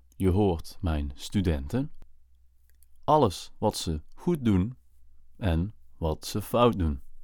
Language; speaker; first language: Dutch; native; Dutch